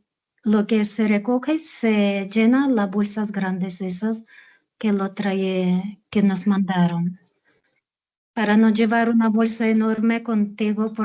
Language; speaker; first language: Spanish; non-native, fluent; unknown